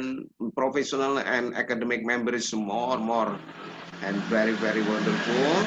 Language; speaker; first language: English; non-native, learner; Indonesian